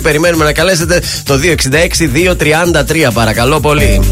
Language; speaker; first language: Greek; native; Greek